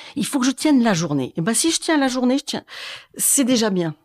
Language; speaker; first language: French; native; French